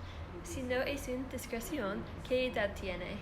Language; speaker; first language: Spanish; non-native, learner; English